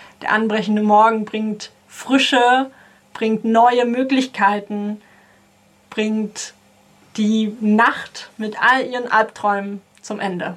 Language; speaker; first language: German; native; German